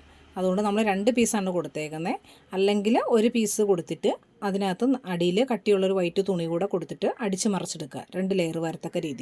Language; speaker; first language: Malayalam; native; Malayalam